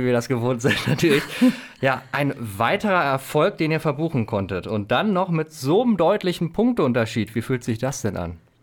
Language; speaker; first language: German; native; German